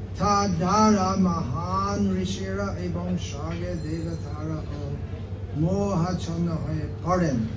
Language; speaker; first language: Bangla; non-native, fluent; English